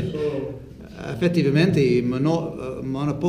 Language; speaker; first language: Italian; non-native, learner; English